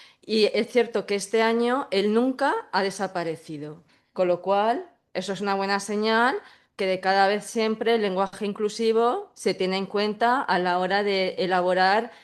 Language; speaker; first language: Spanish; native; Spanish